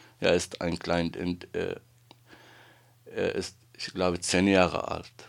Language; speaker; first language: German; non-native, learner; Arabic